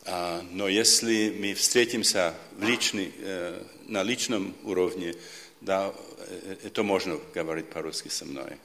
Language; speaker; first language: Russian; non-native, learner; Czech